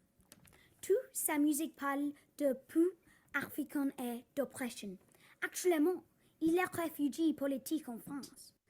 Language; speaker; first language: French; non-native, learner; English